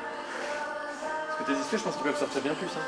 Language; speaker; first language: French; native; French